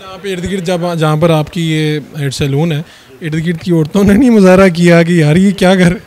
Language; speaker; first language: Urdu; non-native, local second language; Punjabi